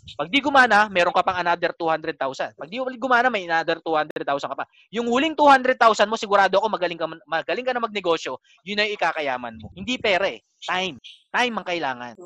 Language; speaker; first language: Filipino; native; Filipino